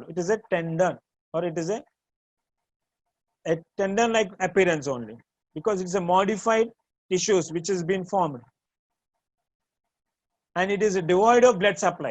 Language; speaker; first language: English; non-native, local second language; Tamil